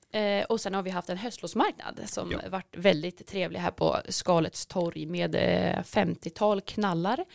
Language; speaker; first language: Swedish; native; Swedish